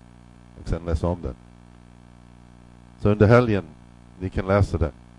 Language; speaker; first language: Swedish; non-native, fluent; English